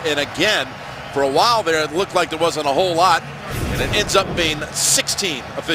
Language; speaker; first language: English; native; English